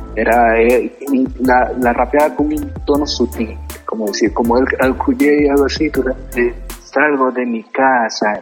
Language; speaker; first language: Spanish; native; Spanish